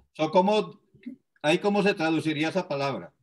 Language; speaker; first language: Spanish; native; Spanish